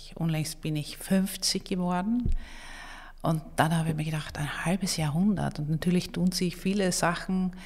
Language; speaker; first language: German; non-native, fluent; Swedish